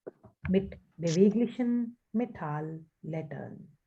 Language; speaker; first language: German; non-native, fluent; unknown